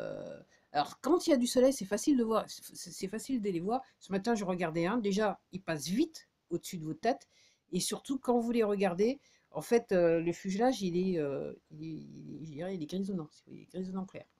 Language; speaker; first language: French; native; French